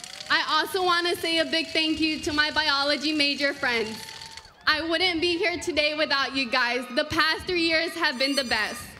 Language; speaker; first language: English; early bilingual, other home language; Spanish